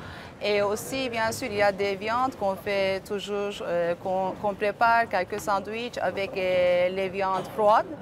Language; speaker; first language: French; non-native, fluent; Turkish